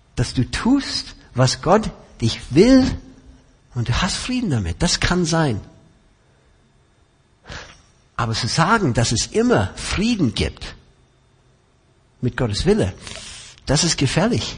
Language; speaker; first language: German; non-native, fluent; English